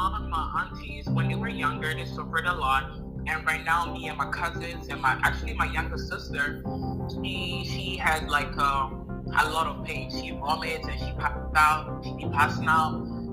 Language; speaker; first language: English; non-native, fluent; Italian